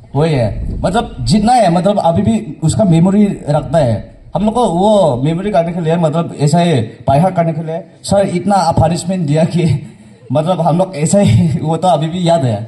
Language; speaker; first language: Hindi; non-native, local second language; Garo